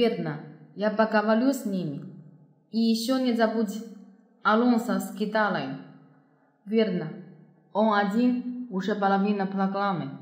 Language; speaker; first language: Russian; non-native, fluent; Chinese